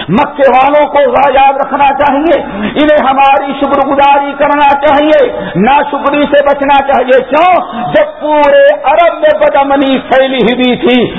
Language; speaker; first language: Urdu; native; Urdu